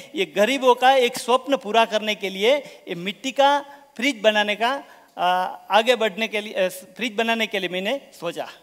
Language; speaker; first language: Hindi; non-native, local second language; Gujarati